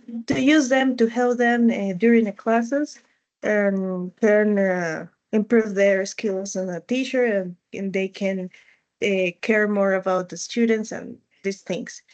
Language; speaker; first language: English; non-native, learner; Spanish